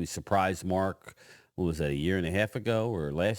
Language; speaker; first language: English; native; English